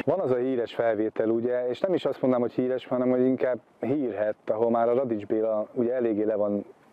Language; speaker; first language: Hungarian; native; Hungarian